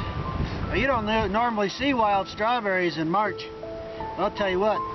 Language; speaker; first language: English; native; English